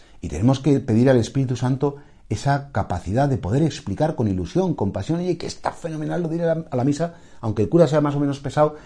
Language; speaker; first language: Spanish; native; Spanish